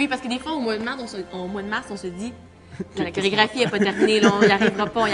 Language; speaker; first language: French; native; French